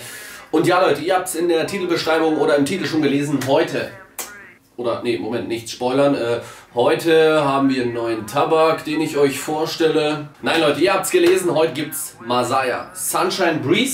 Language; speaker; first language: German; native; German